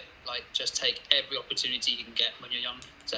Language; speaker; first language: English; native; English